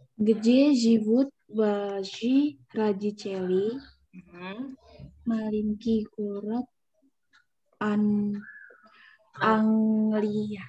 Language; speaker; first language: Russian; non-native, learner; Indonesian